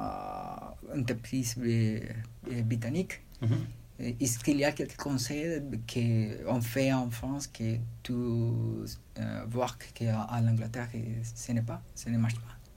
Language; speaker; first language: French; non-native, learner; Spanish